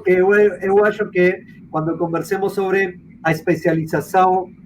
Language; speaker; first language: Portuguese; non-native, fluent; Spanish